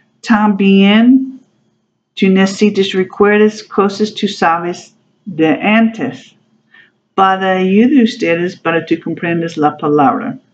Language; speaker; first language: Spanish; non-native, learner; English